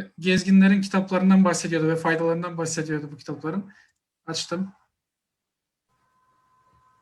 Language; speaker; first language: Turkish; native; Turkish